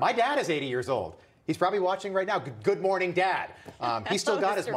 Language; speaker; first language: English; native; English